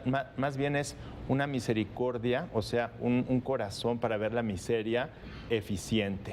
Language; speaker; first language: Spanish; native; Spanish